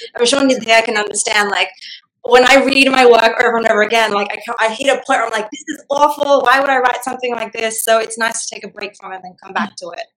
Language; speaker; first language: English; non-native, local second language; Gujarati